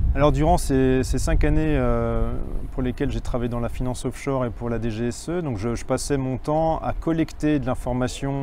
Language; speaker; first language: French; native; French